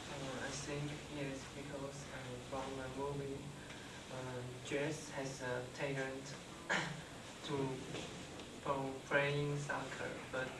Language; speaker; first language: English; non-native, learner; Chinese